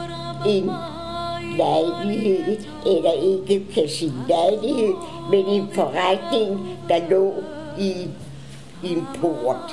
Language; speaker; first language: Danish; early bilingual, other home language; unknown